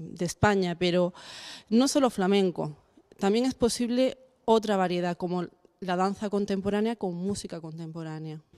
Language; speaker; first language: Italian; non-native, learner; Spanish